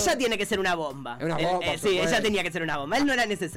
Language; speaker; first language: Spanish; native; Spanish